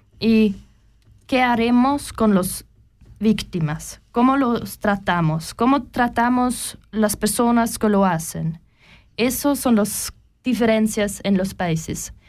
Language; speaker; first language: Spanish; non-native, learner; German